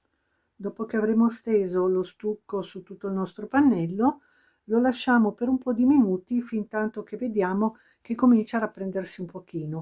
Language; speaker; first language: Italian; native; Italian